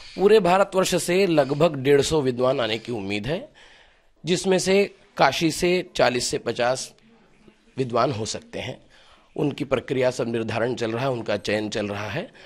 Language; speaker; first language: Hindi; native; Hindi